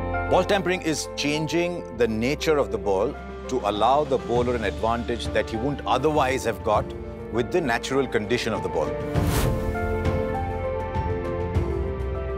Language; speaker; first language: English; non-native, local second language; Hindi